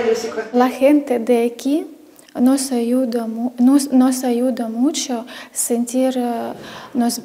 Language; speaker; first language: Spanish; non-native, learner; Ukrainian